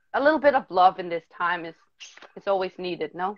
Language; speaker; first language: English; non-native, fluent; Danish